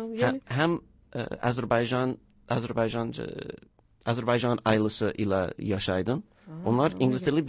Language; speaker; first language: Turkish; non-native, learner; English